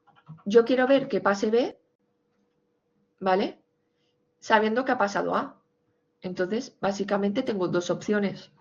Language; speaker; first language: Spanish; native; Spanish